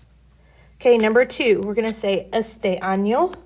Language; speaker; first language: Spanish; non-native, fluent; English